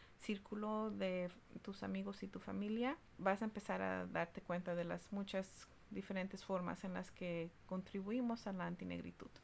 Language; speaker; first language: Spanish; early bilingual, heritage; Spanish